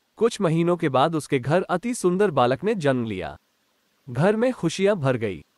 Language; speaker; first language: Hindi; non-native, local second language; Gujarati